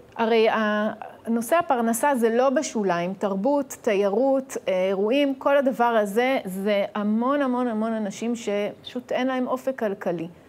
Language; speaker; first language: Hebrew; native; Hebrew